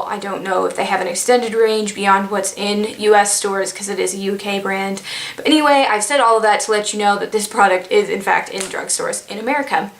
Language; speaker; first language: English; native; English